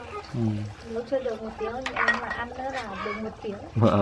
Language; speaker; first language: Vietnamese; non-native, local second language; Hmong